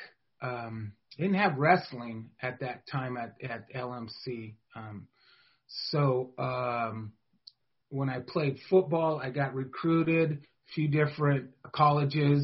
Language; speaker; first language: English; native; English